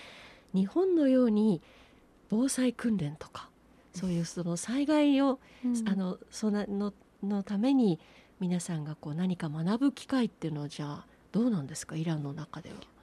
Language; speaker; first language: Japanese; native; Japanese